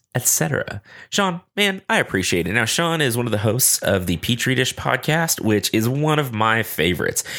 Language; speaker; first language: English; native; English